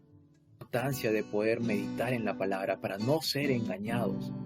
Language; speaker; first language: Spanish; native; Spanish